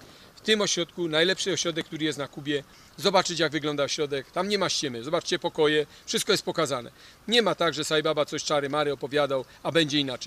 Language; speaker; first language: Polish; native; Polish